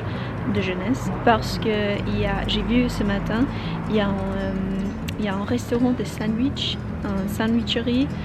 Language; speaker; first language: French; non-native, learner; English